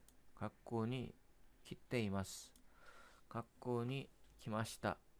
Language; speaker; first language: Japanese; non-native, learner; Korean